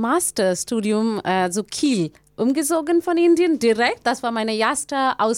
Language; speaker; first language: German; non-native, fluent; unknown